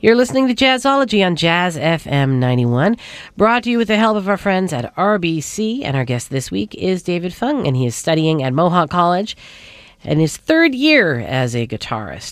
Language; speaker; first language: English; native; English